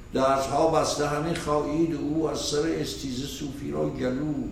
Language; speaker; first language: Persian; native; Persian